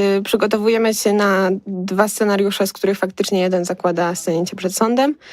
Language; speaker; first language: Polish; native; Polish